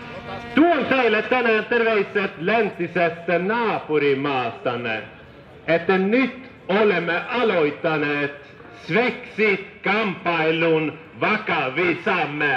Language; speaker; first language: Finnish; non-native, fluent; Swedish